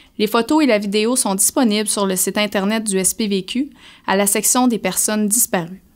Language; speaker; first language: French; native; French